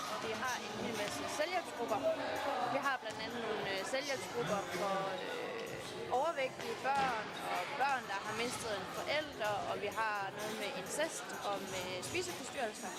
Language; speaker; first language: Danish; native; Danish